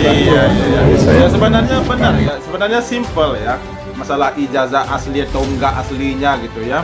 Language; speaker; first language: Indonesian; native; Indonesian